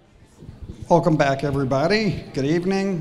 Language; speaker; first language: English; native; English